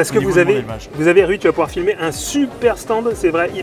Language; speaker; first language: French; native; French